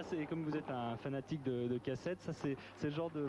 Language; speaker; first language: French; native; French